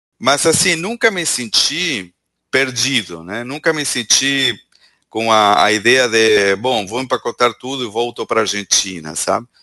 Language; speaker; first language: Portuguese; non-native, fluent; Spanish